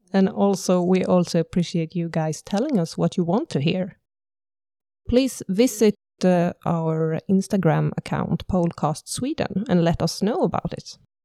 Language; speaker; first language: English; non-native, fluent; Swedish